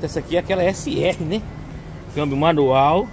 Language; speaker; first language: Portuguese; native; Portuguese